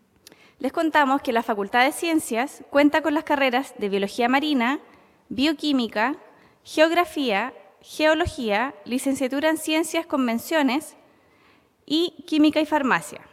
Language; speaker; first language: Spanish; native; Spanish